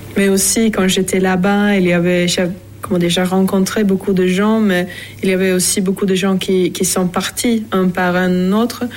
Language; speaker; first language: French; non-native, fluent; Swedish